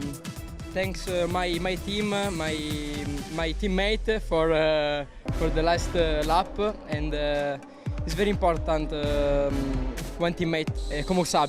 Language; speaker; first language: English; non-native, learner; Spanish